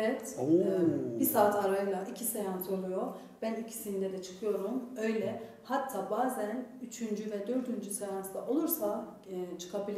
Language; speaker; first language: Turkish; non-native, fluent; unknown